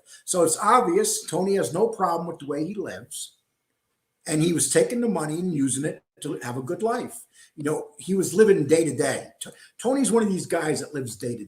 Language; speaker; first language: English; native; English